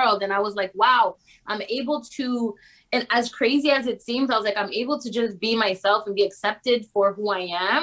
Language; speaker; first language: English; native; English